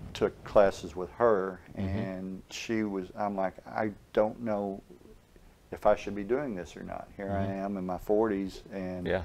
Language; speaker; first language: English; native; English